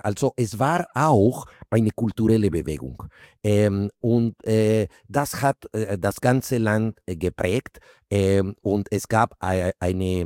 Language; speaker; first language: German; non-native, fluent; Spanish